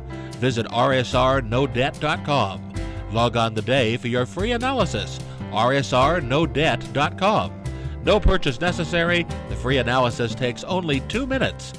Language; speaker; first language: English; native; English